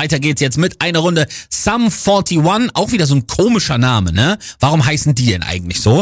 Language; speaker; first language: German; native; German